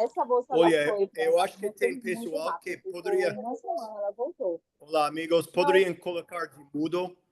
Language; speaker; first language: Portuguese; non-native, fluent; English